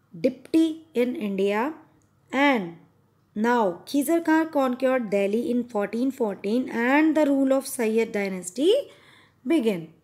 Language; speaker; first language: English; non-native, local second language; Hindi